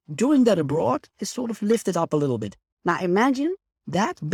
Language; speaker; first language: English; non-native, fluent; Dutch